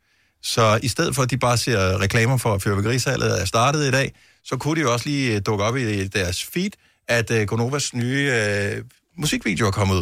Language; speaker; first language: Danish; native; Danish